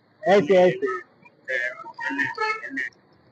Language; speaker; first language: Hindi; non-native, local second language; Bangla